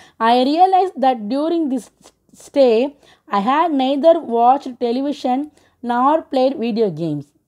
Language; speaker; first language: English; non-native, local second language; Tamil